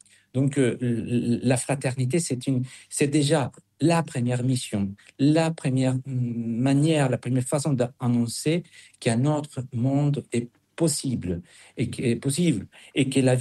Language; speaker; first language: French; non-native, fluent; Spanish